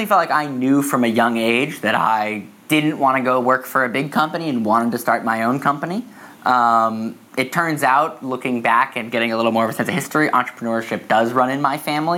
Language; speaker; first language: English; native; English